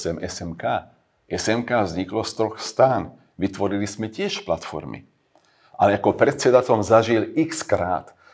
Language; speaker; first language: Slovak; non-native, local second language; Hungarian